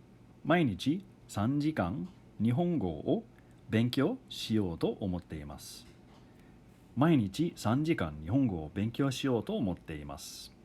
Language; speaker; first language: Japanese; non-native, fluent; English